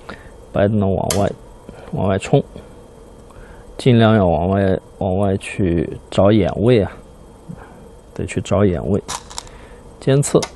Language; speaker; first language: Chinese; native; Chinese